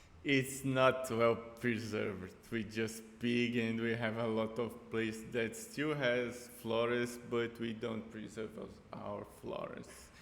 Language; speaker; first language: English; non-native, fluent; Portuguese